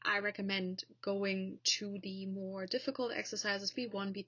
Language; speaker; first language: English; non-native, fluent; German